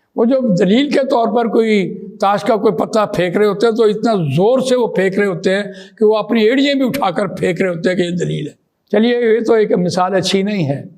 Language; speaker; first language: Urdu; non-native, local second language; Punjabi